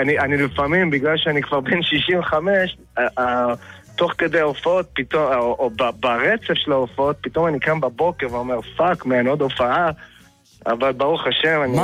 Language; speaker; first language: Hebrew; early bilingual, other home language; English